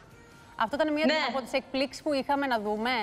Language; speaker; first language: Greek; native; Greek